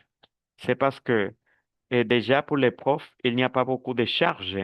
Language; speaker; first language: French; non-native, fluent; Spanish